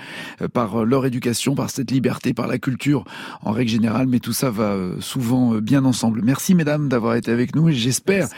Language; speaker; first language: French; native; French